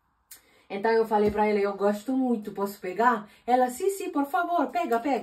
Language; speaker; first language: Portuguese; non-native, fluent; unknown